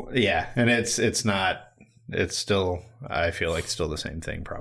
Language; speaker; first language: English; native; English